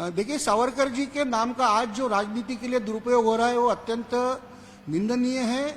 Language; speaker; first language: Hindi; non-native, local second language; Marathi